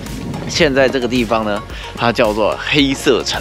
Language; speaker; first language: Chinese; native; Chinese